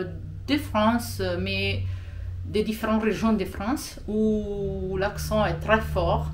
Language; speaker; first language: French; non-native, fluent; Italian